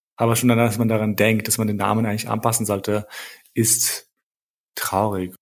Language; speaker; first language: German; early bilingual, other home language; Albanian